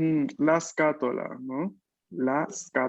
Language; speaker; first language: Italian; non-native, fluent; Spanish